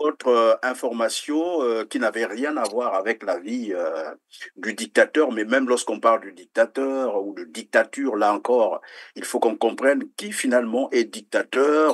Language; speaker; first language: French; native; French